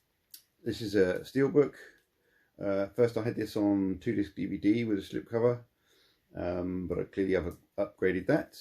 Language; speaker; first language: English; native; English